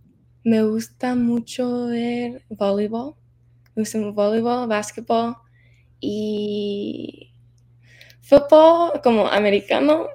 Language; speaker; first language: Spanish; early bilingual, heritage; Spanish